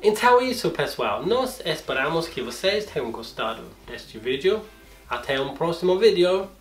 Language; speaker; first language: Portuguese; non-native, learner; English